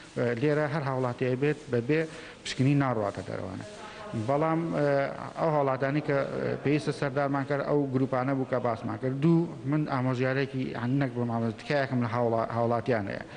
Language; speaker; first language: Central Kurdish; native; Central Kurdish